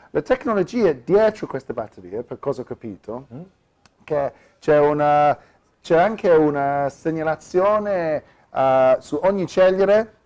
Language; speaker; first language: Italian; non-native, learner; English